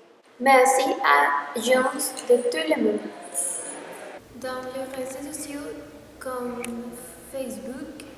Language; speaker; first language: French; non-native, learner; Spanish